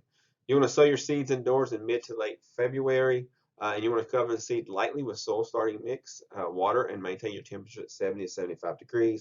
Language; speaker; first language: English; native; English